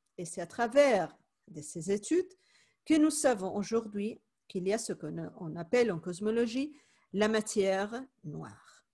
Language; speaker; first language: French; non-native, fluent; Spanish